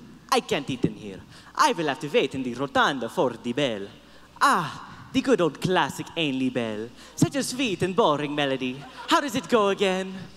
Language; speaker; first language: English; native; English